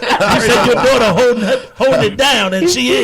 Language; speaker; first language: English; native; English